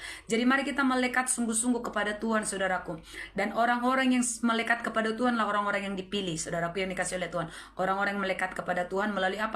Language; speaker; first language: Malay; native; Malay